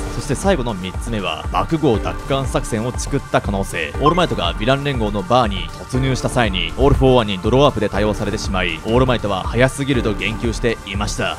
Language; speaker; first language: Japanese; native; Japanese